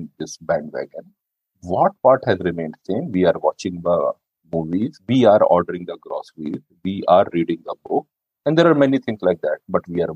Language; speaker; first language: English; non-native, local second language; Hindi